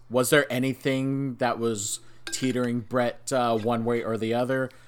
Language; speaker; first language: English; native; English